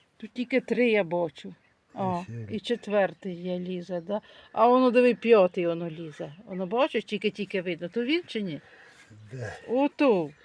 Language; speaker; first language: Ukrainian; native; Ukrainian